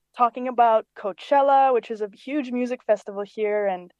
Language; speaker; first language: English; early bilingual, other home language; Greek